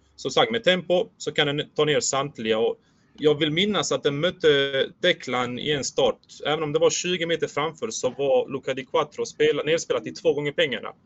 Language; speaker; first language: Swedish; early bilingual, other home language; Bosnian